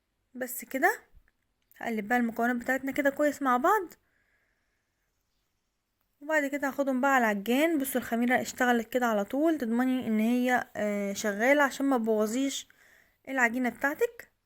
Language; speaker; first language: Arabic; native; Arabic